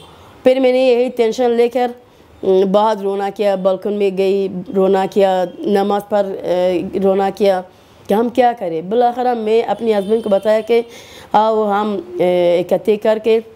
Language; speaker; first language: Hindi; non-native, learner; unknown